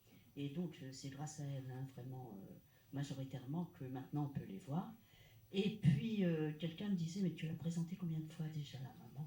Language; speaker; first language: French; native; French